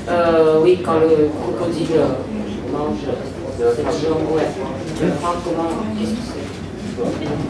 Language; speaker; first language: French; non-native, fluent; Armenian